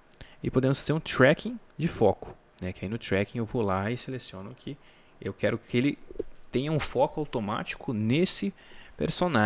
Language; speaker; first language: Portuguese; native; Portuguese